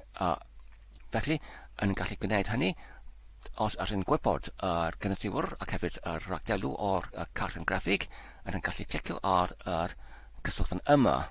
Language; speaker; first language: Welsh; non-native, learner; Polish